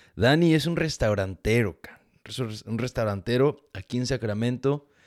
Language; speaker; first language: Spanish; early bilingual, heritage; Spanish